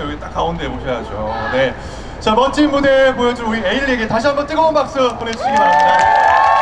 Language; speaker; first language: Korean; native; Korean